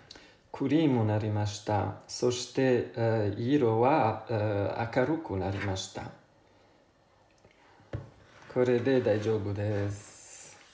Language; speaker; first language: Japanese; non-native, learner; Italian